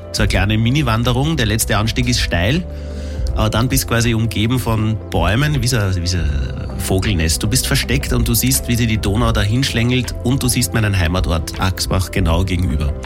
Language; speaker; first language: German; native; German